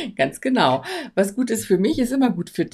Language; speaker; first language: German; native; German